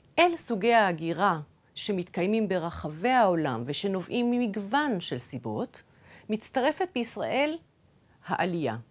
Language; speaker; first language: Hebrew; early bilingual, other home language; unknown